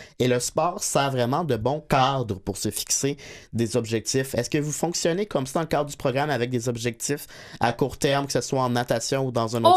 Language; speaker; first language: French; native; French